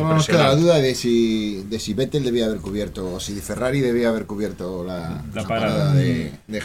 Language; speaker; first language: Spanish; native; Spanish